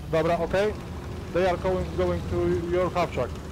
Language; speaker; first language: English; non-native, learner; Polish